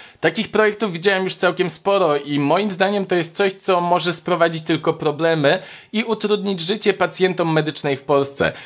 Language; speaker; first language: Polish; native; Polish